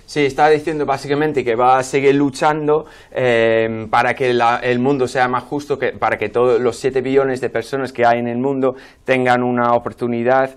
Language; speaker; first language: Spanish; non-native, fluent; English